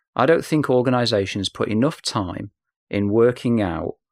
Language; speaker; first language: English; native; English